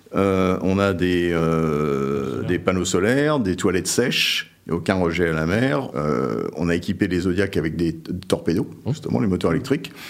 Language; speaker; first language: French; native; French